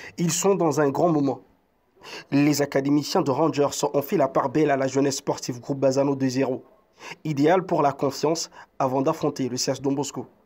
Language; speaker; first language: French; non-native, local second language; Swahili